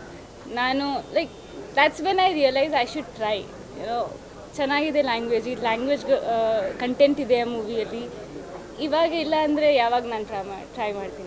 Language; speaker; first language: Kannada; non-native, learner; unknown